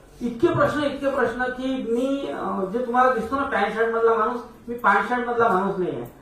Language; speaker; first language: Marathi; non-native, local second language; Hindi